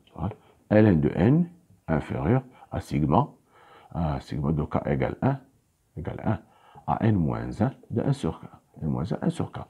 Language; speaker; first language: French; non-native, local second language; Arabic